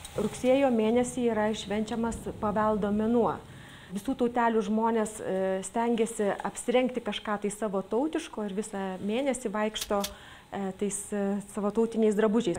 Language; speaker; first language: Lithuanian; native; Lithuanian